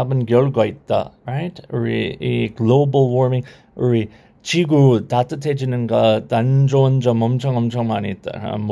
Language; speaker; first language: Korean; non-native, learner; English